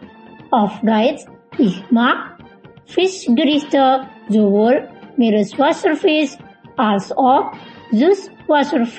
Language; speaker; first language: German; non-native, fluent; Indonesian